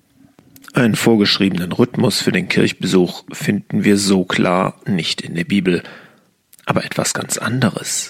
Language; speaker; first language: German; native; German